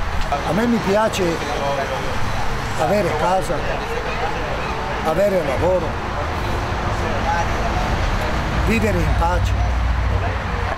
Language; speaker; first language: Italian; non-native, learner; Romany